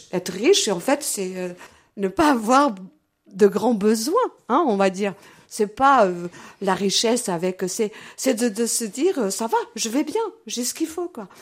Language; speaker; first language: French; early bilingual, other home language; Portuguese